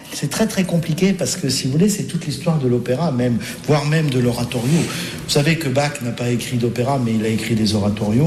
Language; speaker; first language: French; native; French